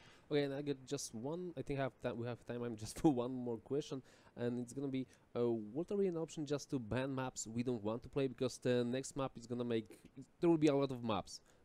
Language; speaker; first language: English; non-native, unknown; Polish